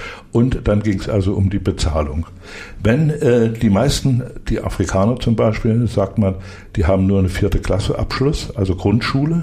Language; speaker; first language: German; native; German